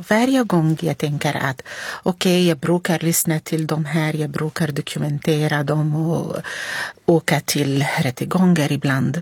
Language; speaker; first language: Swedish; non-native, fluent; Arabic